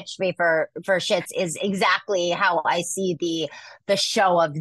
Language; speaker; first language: English; native; English